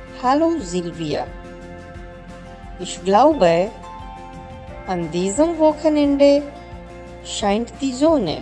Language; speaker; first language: German; non-native, learner; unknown